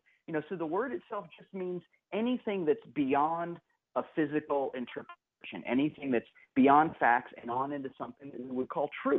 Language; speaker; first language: English; native; English